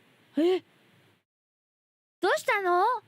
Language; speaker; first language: Japanese; non-native, learner; English